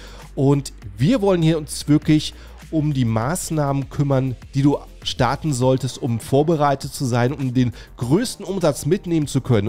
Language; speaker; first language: German; native; German